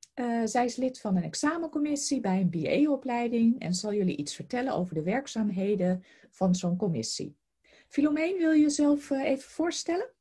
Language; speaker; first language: Dutch; native; Dutch